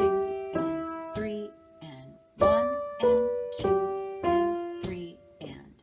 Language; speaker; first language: English; native; English